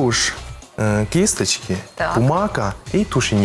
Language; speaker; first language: Russian; non-native, learner; Chinese